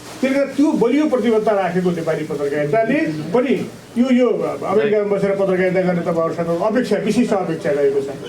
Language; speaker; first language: Nepali; native; Nepali